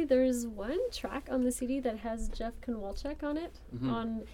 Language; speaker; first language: English; native; English